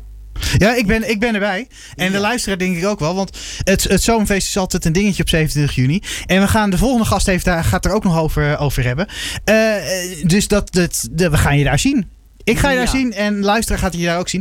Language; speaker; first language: Dutch; native; Dutch